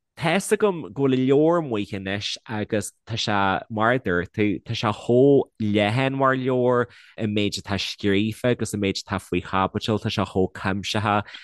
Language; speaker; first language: Irish; non-native, local second language; English